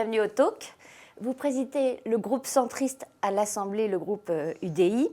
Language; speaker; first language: French; native; French